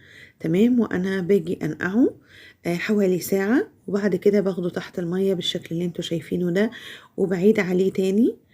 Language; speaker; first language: Arabic; native; Arabic